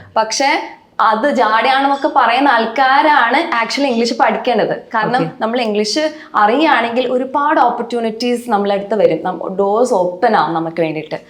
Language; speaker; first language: Malayalam; non-native, local second language; English